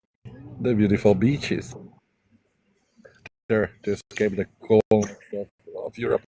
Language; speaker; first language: English; non-native, fluent; Slovenian